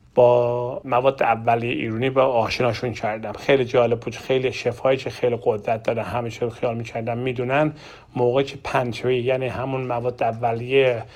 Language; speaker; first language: Persian; non-native, learner; Turkish